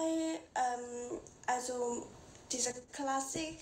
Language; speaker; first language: German; non-native, learner; Korean